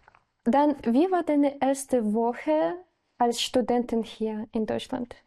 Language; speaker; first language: German; non-native, learner; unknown